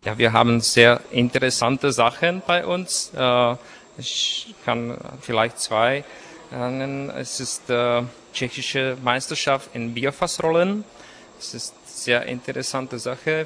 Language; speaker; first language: German; non-native, fluent; Czech